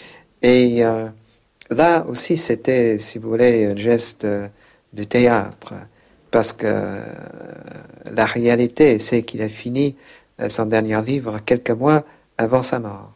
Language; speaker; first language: French; non-native, fluent; English